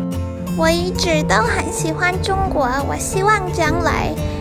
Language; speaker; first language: Chinese; non-native, learner; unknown